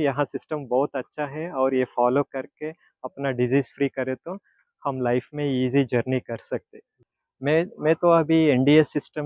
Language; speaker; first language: Hindi; non-native, local second language; Gujarati